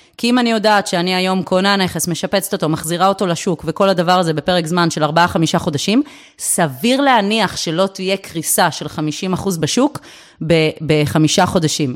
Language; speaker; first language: Hebrew; native; Hebrew